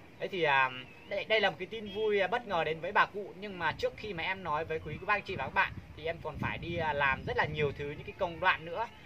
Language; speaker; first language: Vietnamese; non-native, local second language; Hmong